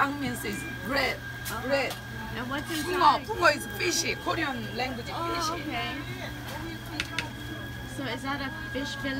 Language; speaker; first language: English; non-native, learner; Korean